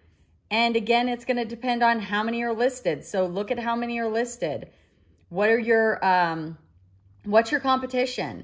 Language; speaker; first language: English; native; English